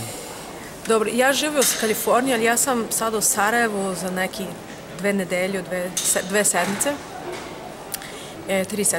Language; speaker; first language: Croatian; non-native, learner; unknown